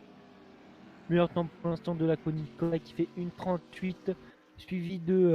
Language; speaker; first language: French; native; French